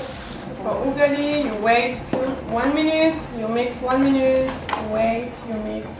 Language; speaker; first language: English; non-native, learner; French